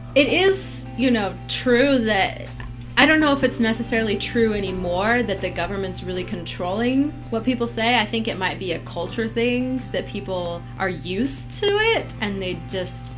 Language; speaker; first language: English; native; English